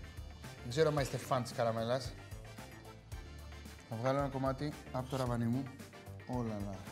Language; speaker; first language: Greek; native; Greek